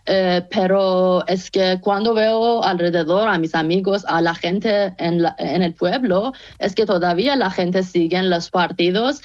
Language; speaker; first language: Spanish; non-native, fluent; Persian